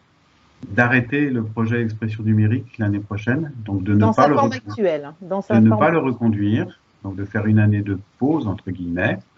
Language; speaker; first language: French; native; French